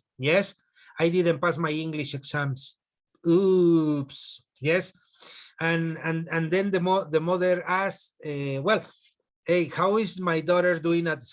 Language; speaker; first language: English; non-native, fluent; Spanish